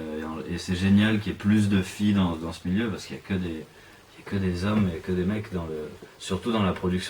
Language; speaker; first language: French; native; French